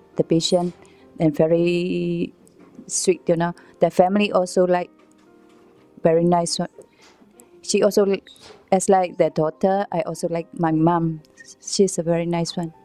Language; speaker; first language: English; non-native, learner; Burmese